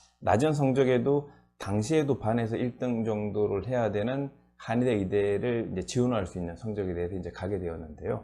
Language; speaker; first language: Korean; native; Korean